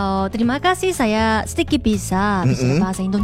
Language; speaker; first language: Indonesian; non-native, learner; Korean